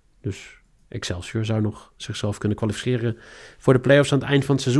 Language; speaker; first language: Dutch; native; Dutch